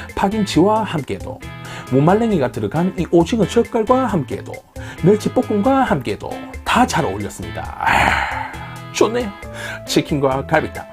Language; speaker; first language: Korean; native; Korean